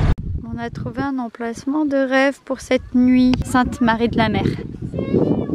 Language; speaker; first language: French; native; French